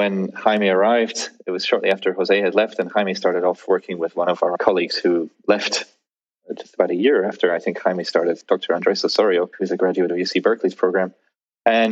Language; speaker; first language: English; native; English